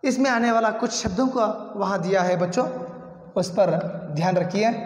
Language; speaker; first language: Hindi; non-native, local second language; Kannada